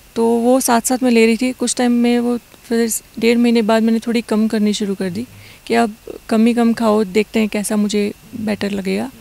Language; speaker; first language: Hindi; native; Hindi